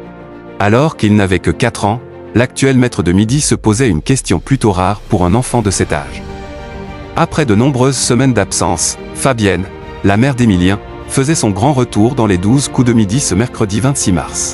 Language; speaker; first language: French; native; French